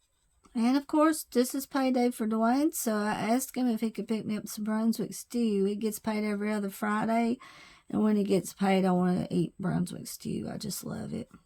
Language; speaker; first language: English; native; English